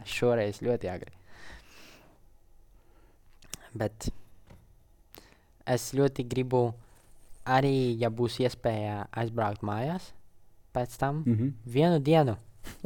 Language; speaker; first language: Latvian; non-native, local second language; Russian